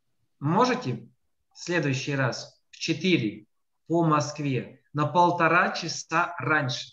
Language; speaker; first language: Russian; native; Russian